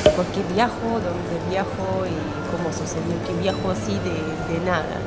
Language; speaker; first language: Spanish; non-native, fluent; Russian